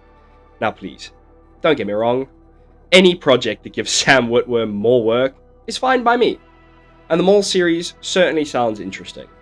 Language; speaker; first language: English; native; English